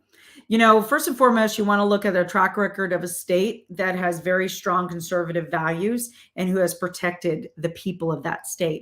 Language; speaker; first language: English; native; English